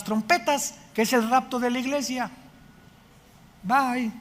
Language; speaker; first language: Spanish; native; Spanish